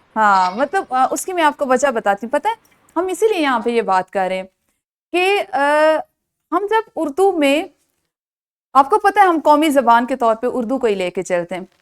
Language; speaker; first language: Urdu; non-native, local second language; Punjabi